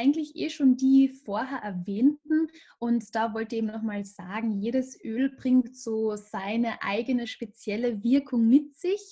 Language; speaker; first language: German; native; German